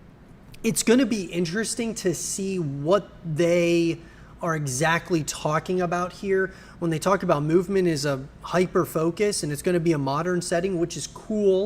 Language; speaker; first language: English; native; English